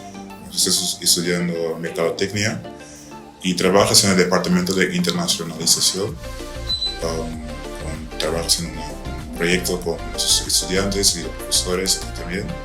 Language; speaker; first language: Spanish; non-native, learner; Dutch